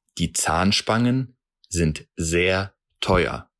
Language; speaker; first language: German; non-native, fluent; Russian